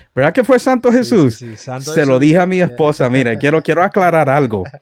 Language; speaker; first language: Spanish; early bilingual, heritage; Spanish